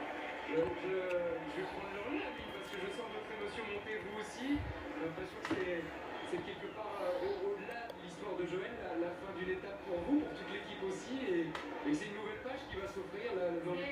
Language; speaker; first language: French; native; French